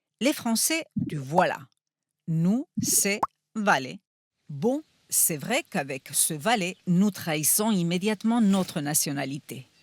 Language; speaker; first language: French; non-native, fluent; Spanish